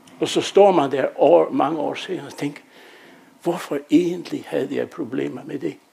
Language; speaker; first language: Danish; native; Danish